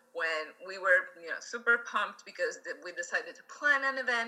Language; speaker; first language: English; non-native, fluent; Spanish